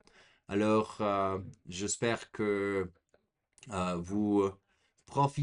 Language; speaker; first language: French; non-native, fluent; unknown